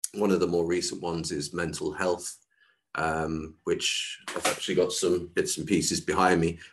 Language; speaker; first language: English; native; English